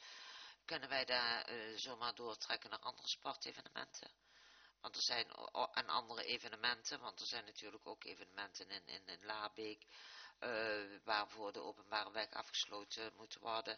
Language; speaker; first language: Dutch; native; Dutch